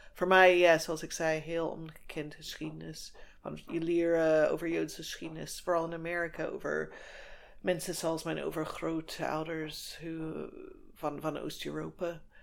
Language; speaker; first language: Dutch; non-native, fluent; English